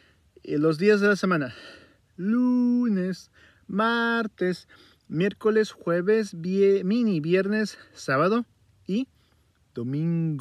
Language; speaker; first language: Spanish; early bilingual, heritage; Spanish